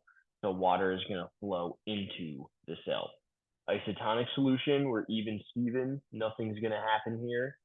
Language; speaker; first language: English; native; English